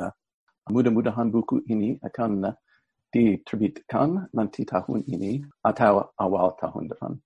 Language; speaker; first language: Indonesian; non-native, fluent; English